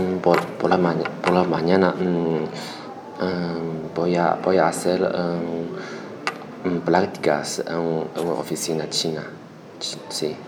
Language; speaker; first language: Spanish; non-native, learner; Chinese